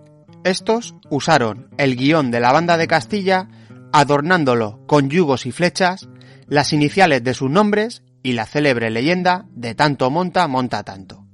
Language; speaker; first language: Spanish; native; Spanish